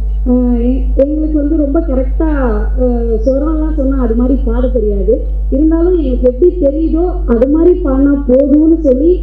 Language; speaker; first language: Tamil; native; Tamil